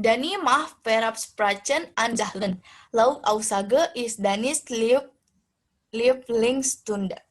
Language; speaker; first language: German; non-native, learner; Indonesian